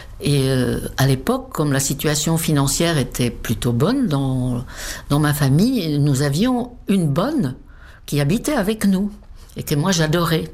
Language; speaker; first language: French; non-native, fluent; Czech